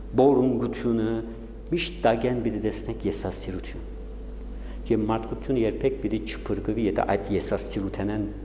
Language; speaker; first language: Armenian; native; Armenian